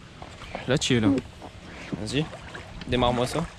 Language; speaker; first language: French; native; French